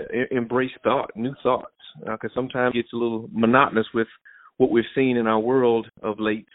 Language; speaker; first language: English; native; English